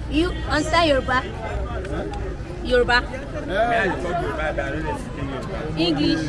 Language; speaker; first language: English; non-native, local second language; Yoruba